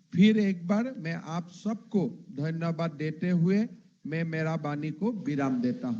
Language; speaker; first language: Hindi; non-native, local second language; Assamese